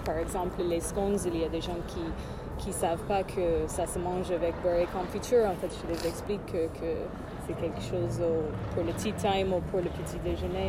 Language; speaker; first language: French; non-native, fluent; English